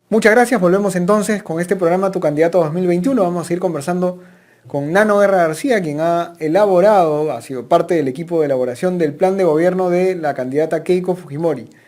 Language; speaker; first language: Spanish; native; Spanish